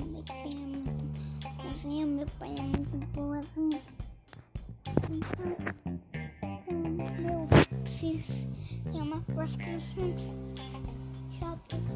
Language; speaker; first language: Portuguese; non-native, learner; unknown